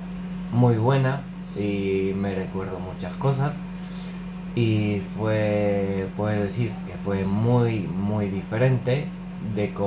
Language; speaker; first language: Spanish; non-native, fluent; Romanian